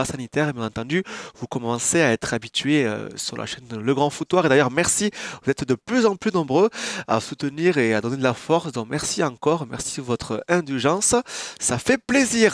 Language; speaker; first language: French; native; French